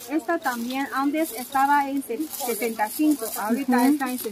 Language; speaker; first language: Spanish; non-native, learner; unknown